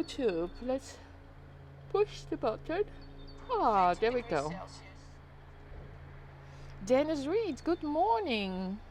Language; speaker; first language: English; non-native, fluent; Dutch